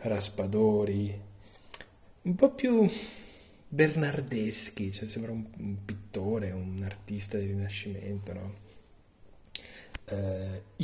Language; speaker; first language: Italian; native; Italian